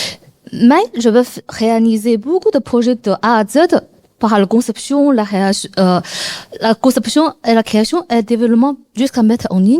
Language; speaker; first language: French; non-native, learner; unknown